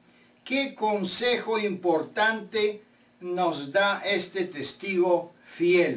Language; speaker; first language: Spanish; non-native, fluent; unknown